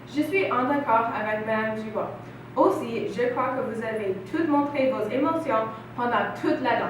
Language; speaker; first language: French; non-native, learner; English